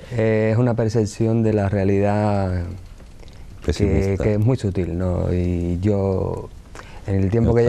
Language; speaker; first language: Spanish; native; Spanish